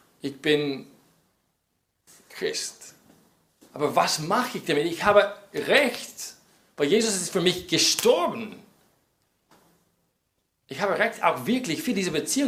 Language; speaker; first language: German; non-native, fluent; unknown